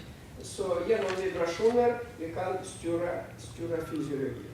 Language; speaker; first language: Swedish; non-native, fluent; Russian